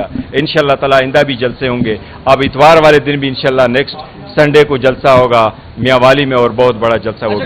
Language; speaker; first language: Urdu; non-native, local second language; Pashto